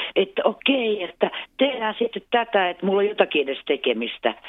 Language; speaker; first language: Finnish; non-native, local second language; Swedish